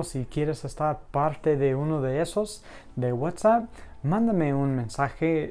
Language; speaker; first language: Spanish; non-native, fluent; English